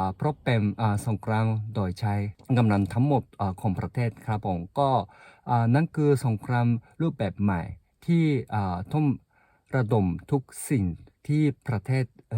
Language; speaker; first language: Thai; non-native, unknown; Japanese